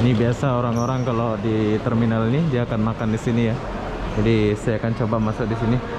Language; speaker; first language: Indonesian; native; Indonesian